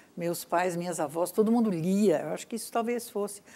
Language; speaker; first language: Portuguese; native; Portuguese